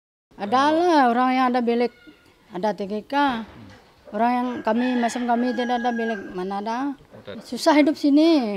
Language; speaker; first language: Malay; non-native, local second language; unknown